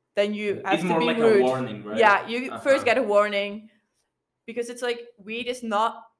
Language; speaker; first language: English; non-native, fluent; Dutch